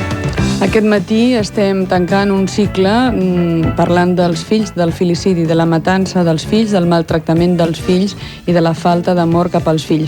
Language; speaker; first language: Catalan; native; Catalan